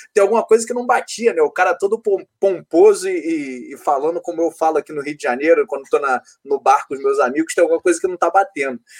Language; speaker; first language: Portuguese; native; Portuguese